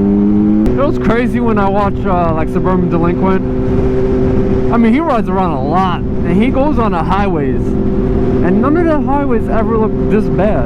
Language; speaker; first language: English; native; English